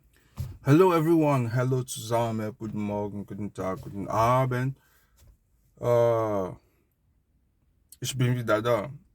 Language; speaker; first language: German; non-native, learner; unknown